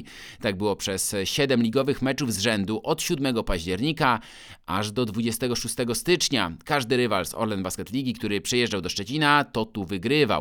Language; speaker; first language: Polish; native; Polish